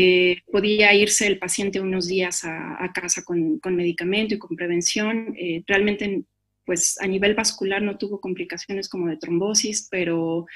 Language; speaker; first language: Spanish; native; Spanish